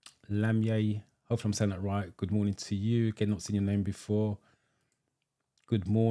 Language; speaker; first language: English; native; English